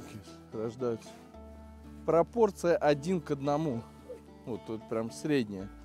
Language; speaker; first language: Russian; native; Russian